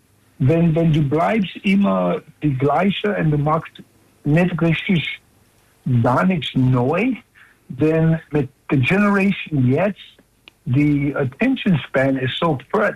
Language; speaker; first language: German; non-native, fluent; English